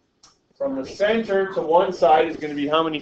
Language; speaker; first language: English; native; English